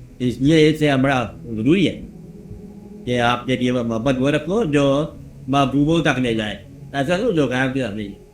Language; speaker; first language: Urdu; non-native, local second language; Punjabi